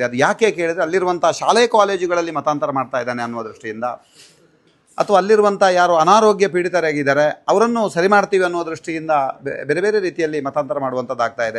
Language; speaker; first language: Kannada; native; Kannada